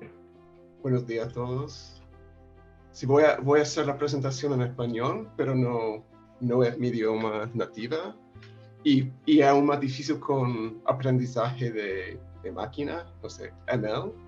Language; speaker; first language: Spanish; non-native, fluent; English